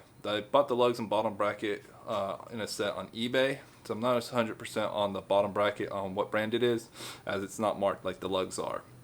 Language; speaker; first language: English; native; English